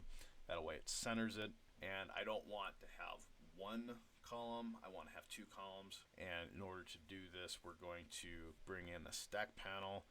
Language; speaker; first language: English; native; English